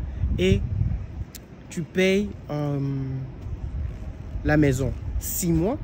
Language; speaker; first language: French; non-native, local second language; Lingala